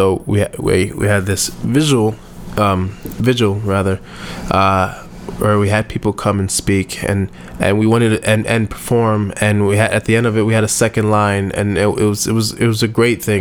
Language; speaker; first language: English; native; English